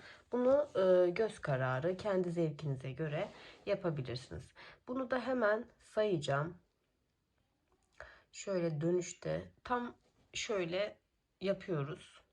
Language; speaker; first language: Turkish; native; Turkish